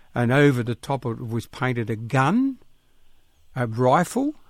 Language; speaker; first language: English; native; English